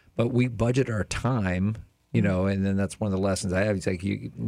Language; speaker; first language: English; native; English